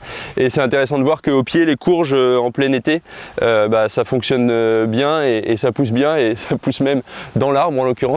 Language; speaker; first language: French; native; French